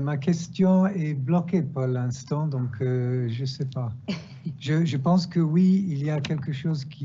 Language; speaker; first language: French; non-native, fluent; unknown